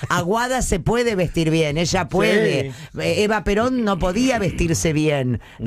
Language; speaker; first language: Spanish; native; Spanish